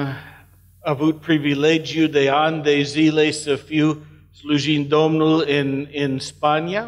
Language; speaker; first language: Romanian; non-native, learner; English